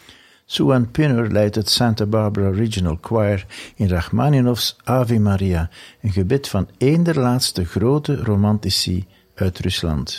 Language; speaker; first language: Dutch; native; Dutch